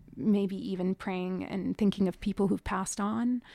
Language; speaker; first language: English; early bilingual, other home language; Persian